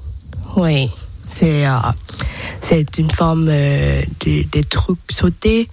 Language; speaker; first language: French; non-native, learner; Thai